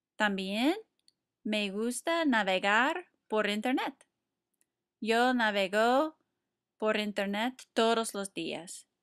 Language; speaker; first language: Spanish; non-native, fluent; English